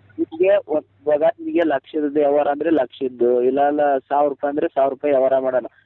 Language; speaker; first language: Kannada; native; Kannada